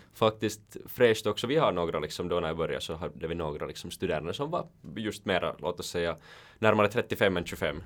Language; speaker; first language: Swedish; native; Swedish